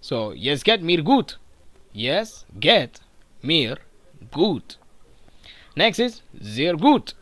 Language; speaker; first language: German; non-native, learner; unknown